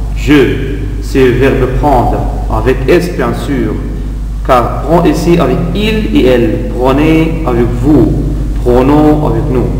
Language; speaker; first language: French; non-native, fluent; Arabic